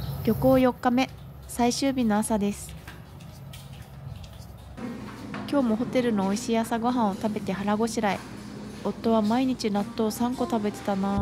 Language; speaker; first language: Japanese; native; Japanese